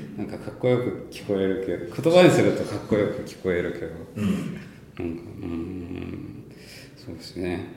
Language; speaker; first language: Japanese; early bilingual, heritage; Japanese